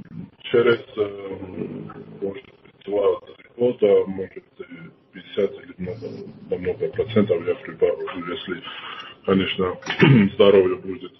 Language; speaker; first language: Russian; non-native, fluent; Georgian